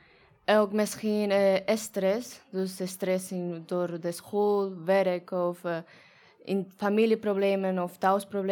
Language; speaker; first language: Dutch; non-native, learner; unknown